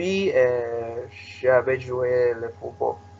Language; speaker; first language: French; non-native, learner; Spanish